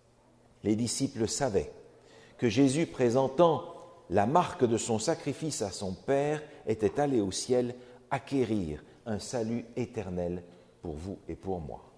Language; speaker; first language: French; native; French